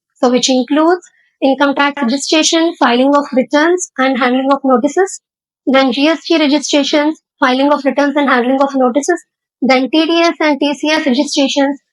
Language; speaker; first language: English; non-native, local second language; Telugu